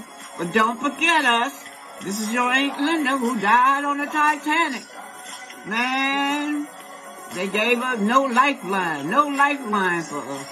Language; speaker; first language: English; native; English